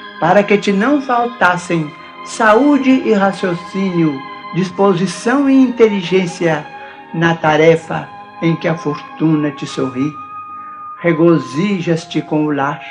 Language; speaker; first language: Portuguese; native; Portuguese